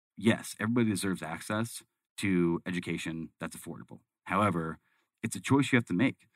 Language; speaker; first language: English; native; English